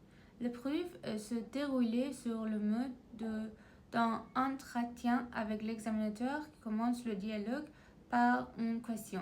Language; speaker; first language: French; non-native, learner; Persian